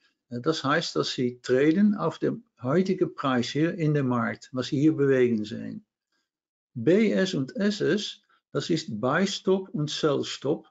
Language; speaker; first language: German; non-native, fluent; Dutch